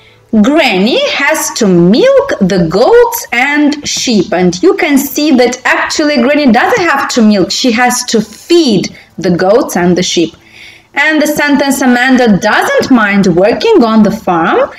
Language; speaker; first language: English; non-native, fluent; Romanian